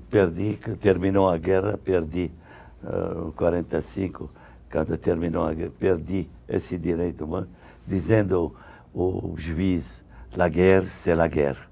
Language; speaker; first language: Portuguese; non-native, fluent; Arabic